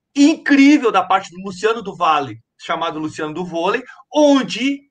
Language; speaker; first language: Portuguese; native; Portuguese